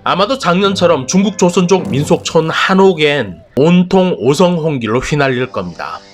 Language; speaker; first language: Korean; native; Korean